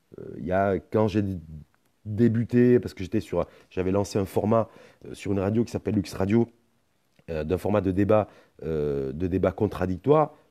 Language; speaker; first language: French; non-native, local second language; Arabic